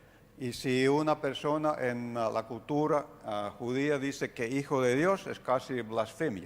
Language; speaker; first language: Spanish; non-native, fluent; Finnish